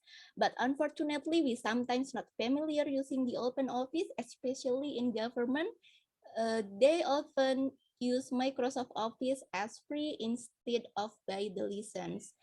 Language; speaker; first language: English; non-native, learner; Indonesian